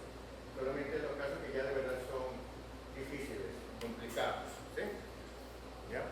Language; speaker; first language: Spanish; native; Spanish